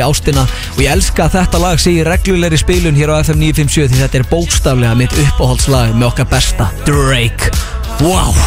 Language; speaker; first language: Icelandic; native; Icelandic